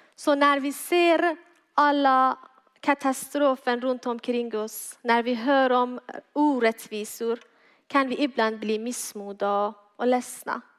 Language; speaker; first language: Swedish; non-native, fluent; Persian